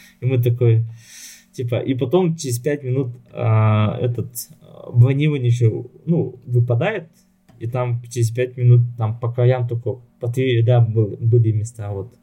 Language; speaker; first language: Russian; non-native, local second language; Yakut